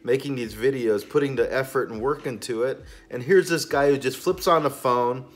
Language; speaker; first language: English; native; English